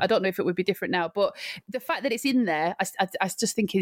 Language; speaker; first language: English; native; English